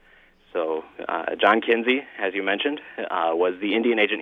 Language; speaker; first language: English; native; English